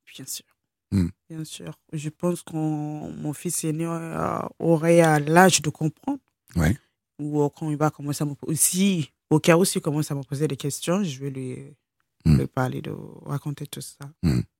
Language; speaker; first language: French; non-native, fluent; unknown